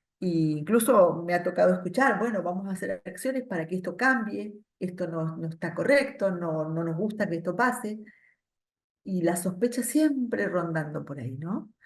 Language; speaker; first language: Spanish; non-native, local second language; German